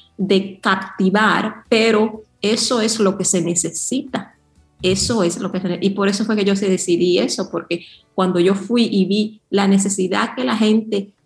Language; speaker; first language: Spanish; early bilingual, heritage; Spanish